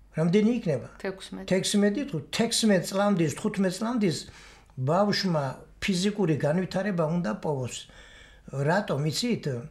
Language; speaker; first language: Georgian; native; Georgian